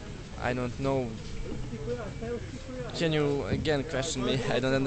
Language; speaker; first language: English; non-native, learner; Serbian